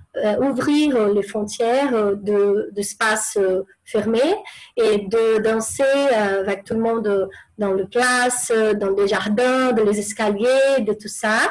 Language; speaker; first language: French; non-native, fluent; Portuguese